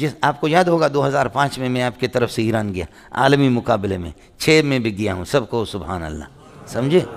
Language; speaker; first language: Urdu; non-native, local second language; Brahui